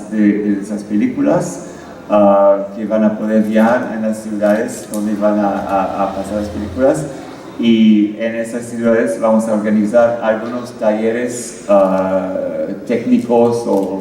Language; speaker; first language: Spanish; non-native, fluent; French